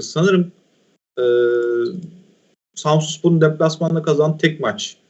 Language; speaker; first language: Turkish; native; Turkish